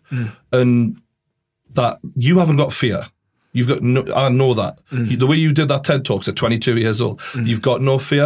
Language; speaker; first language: English; native; English